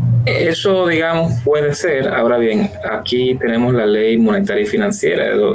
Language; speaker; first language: Spanish; native; Spanish